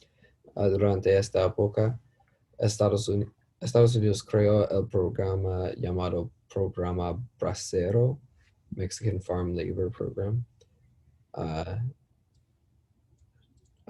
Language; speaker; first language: Spanish; non-native, learner; English